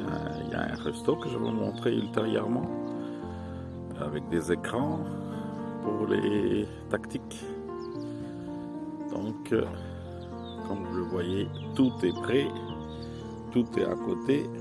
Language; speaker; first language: French; non-native, fluent; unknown